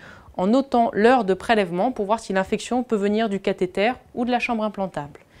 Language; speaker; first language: French; native; French